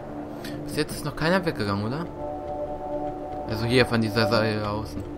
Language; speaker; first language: German; native; German